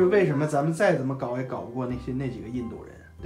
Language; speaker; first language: Chinese; native; Chinese